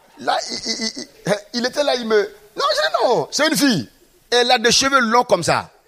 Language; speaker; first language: French; non-native, local second language; Mossi